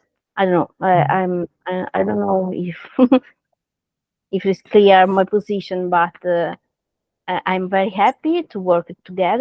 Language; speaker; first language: English; non-native, learner; Italian